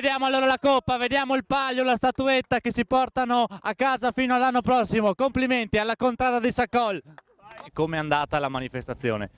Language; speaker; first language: Italian; native; Italian